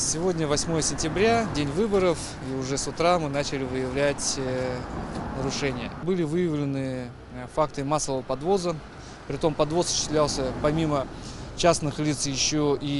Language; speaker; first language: Russian; native; Russian